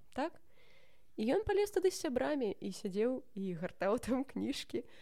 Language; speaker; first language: Belarusian; non-native, local second language; Russian